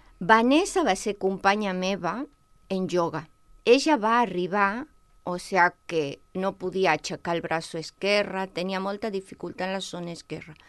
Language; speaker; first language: Catalan; non-native, local second language; Spanish